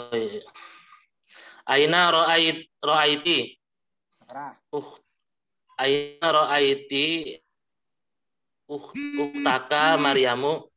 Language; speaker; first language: Arabic; non-native, learner; Indonesian